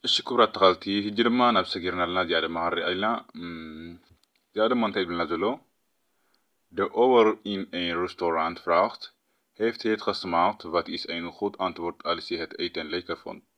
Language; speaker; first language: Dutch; non-native, fluent; Tigrinya